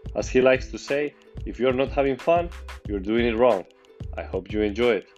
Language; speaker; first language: English; non-native, fluent; Spanish